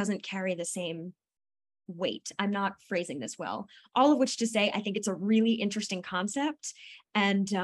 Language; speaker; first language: English; native; English